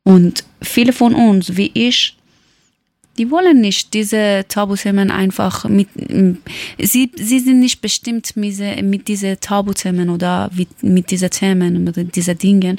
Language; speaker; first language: German; non-native, learner; Persian